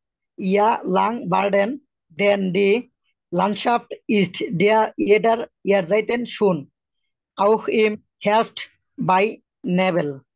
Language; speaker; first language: German; non-native, learner; Bangla